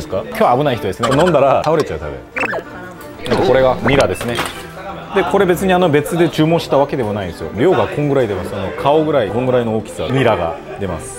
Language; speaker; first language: Japanese; non-native, fluent; Korean